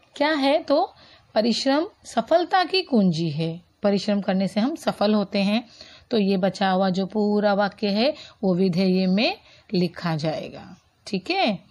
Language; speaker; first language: Hindi; non-native, local second language; Marathi